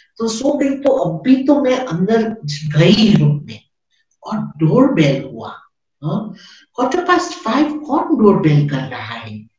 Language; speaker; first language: Hindi; non-native, local second language; Gujarati